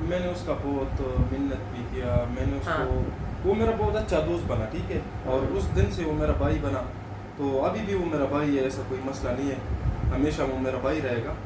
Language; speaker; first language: Hindi; non-native, local second language; Pashto